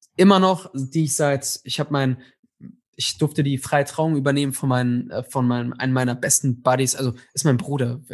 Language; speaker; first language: German; early bilingual, other home language; Tigrinya